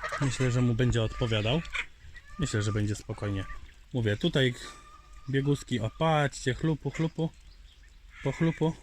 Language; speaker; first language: Polish; native; Polish